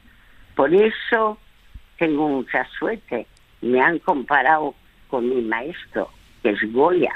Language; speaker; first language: Spanish; early bilingual, other home language; French